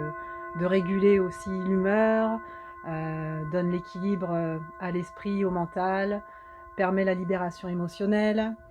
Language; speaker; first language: French; native; French